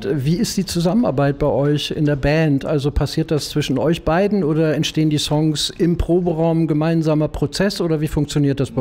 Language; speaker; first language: German; native; German